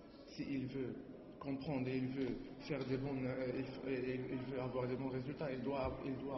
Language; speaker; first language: French; non-native, learner; Arabic